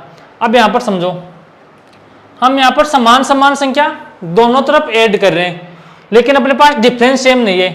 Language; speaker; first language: Hindi; native; Hindi